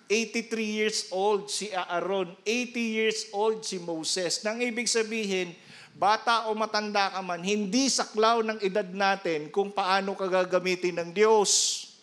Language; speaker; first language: Filipino; non-native, local second language; Bikol